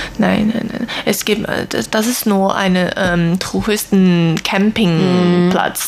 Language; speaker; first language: German; non-native, learner; Chinese